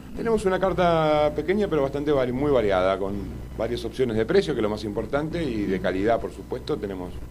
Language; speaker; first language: Spanish; native; Spanish